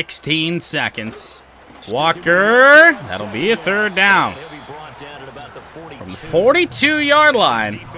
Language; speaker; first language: English; native; English